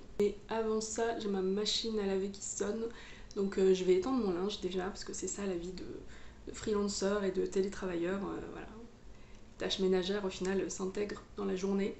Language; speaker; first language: French; native; French